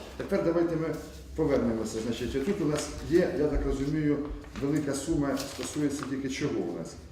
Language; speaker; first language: Ukrainian; native; Ukrainian